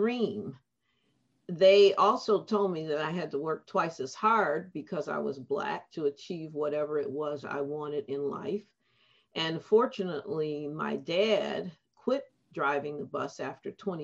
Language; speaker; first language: English; native; English